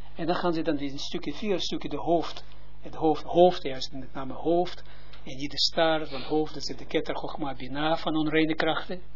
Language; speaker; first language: Dutch; non-native, fluent; Hebrew